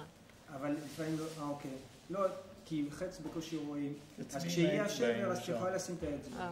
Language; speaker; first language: Hebrew; native; Hebrew